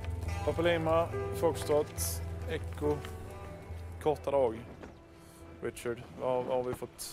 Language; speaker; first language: Swedish; native; Swedish